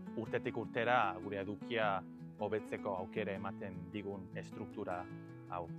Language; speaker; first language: Basque; non-native, fluent; English